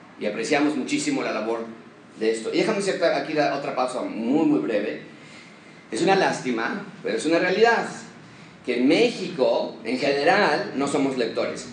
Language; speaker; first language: Spanish; native; Spanish